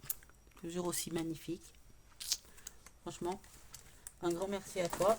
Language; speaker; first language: French; native; French